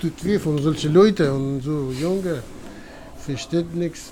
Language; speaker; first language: German; non-native, learner; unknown